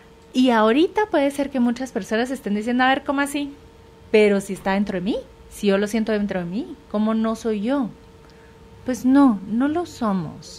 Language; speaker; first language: Spanish; native; Spanish